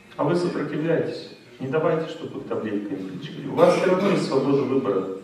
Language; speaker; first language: Russian; native; Russian